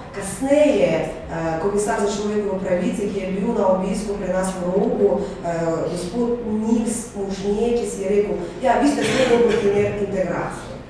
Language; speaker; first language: Slovenian; non-native, fluent; Russian